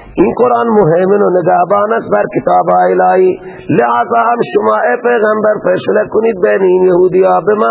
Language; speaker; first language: Persian; native; Persian